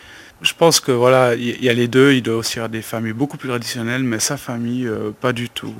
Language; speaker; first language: French; native; French